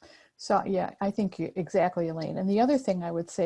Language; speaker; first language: English; native; English